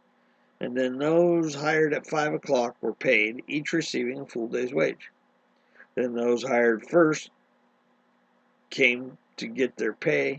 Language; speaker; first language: English; native; English